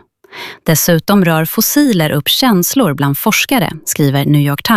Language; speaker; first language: Swedish; native; Swedish